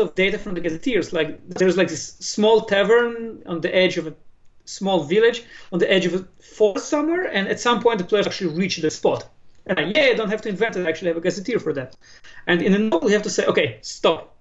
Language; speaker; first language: English; non-native, fluent; Hebrew